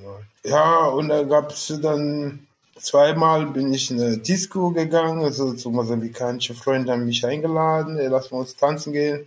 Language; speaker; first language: German; non-native, fluent; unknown